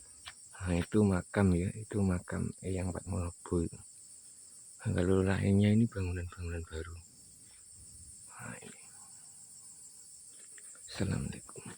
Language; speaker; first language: Indonesian; non-native, local second language; Javanese